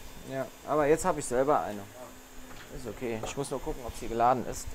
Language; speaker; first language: German; native; German